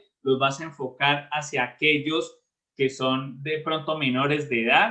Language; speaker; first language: Spanish; native; Spanish